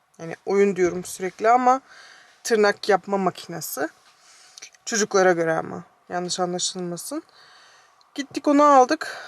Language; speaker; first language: Turkish; early bilingual, heritage; Turkish